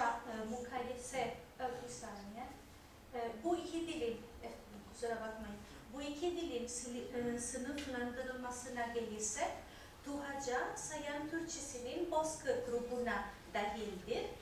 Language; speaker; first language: Turkish; non-native, fluent; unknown